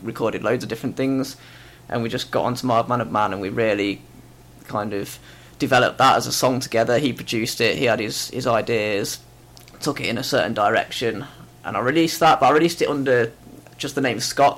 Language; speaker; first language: English; native; English